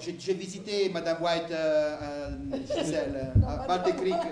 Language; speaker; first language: French; native; French